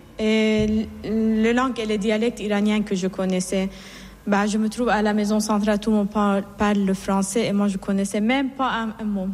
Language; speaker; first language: French; non-native, fluent; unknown